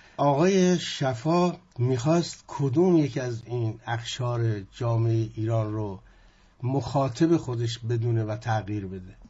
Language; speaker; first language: Persian; native; Persian